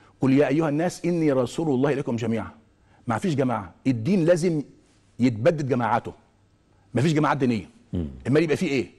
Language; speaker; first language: Arabic; native; Arabic